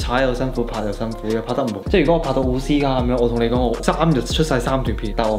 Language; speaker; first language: Chinese; native; Chinese